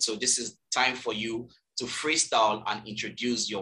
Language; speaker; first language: English; non-native, local second language; Yoruba